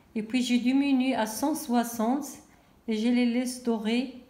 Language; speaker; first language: French; non-native, local second language; Arabic